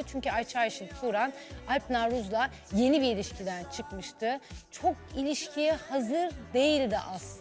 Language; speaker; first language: Turkish; native; Turkish